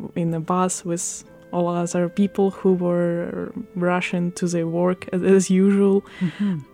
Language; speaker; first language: English; non-native, fluent; Russian